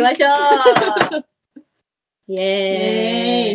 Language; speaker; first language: Japanese; native; Japanese